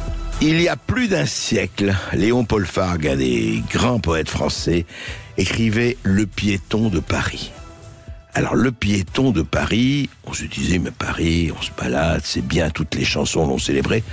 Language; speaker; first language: French; native; French